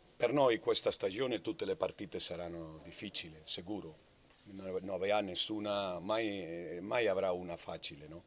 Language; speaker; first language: Italian; non-native, learner; Spanish